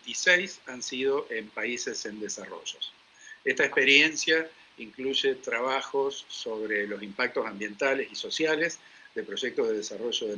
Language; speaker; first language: Spanish; native; Spanish